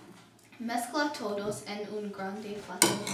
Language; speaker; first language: Spanish; non-native, learner; English